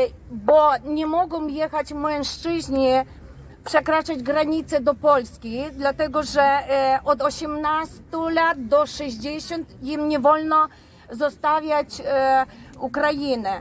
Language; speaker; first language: Polish; non-native, fluent; Ukrainian